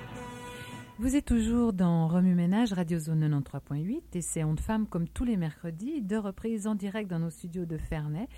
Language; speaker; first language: French; native; French